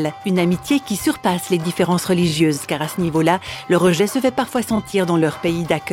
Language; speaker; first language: French; native; French